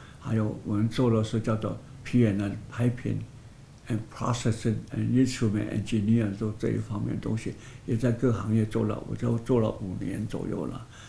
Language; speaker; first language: Chinese; non-native, local second language; Hakka Chinese